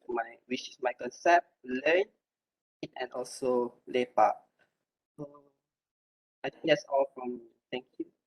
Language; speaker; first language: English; non-native, local second language; Malay